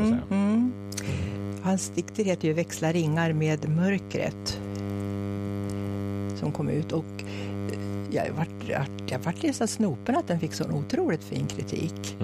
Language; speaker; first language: Swedish; native; Swedish